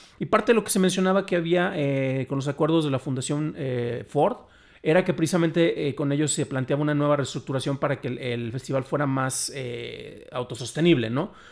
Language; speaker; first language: Spanish; native; Spanish